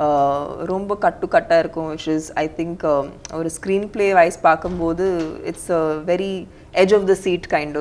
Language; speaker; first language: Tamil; non-native, local second language; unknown